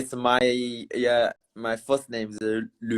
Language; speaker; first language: English; non-native, learner; Chinese